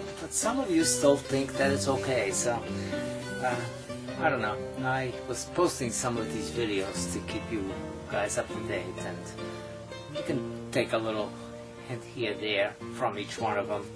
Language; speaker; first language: English; native; English